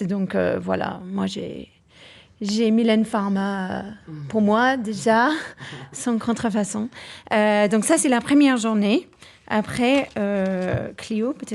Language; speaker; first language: French; non-native, fluent; English